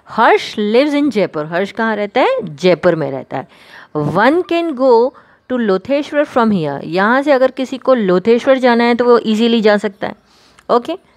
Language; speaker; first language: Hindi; non-native, local second language; Gujarati